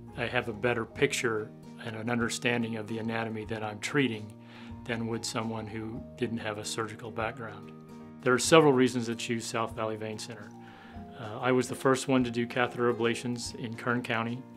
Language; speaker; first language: English; native; English